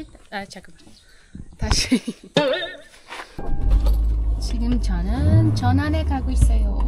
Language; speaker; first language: Korean; non-native, fluent; Uzbek